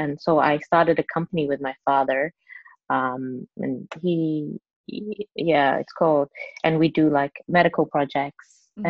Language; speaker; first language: English; non-native, local second language; Cantonese